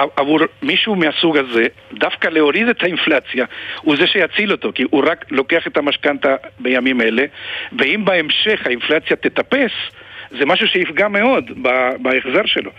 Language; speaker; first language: Hebrew; non-native, fluent; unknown